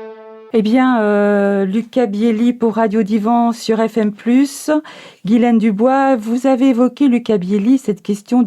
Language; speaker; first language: French; native; French